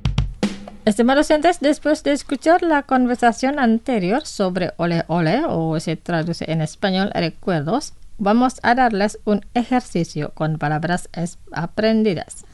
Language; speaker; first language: Spanish; non-native, fluent; Indonesian